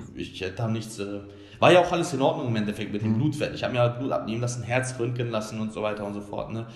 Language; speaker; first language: German; early bilingual, other home language; Bosnian